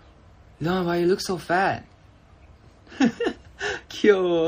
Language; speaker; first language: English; non-native, fluent; Thai